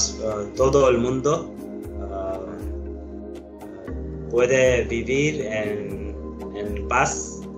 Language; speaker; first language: Spanish; non-native, learner; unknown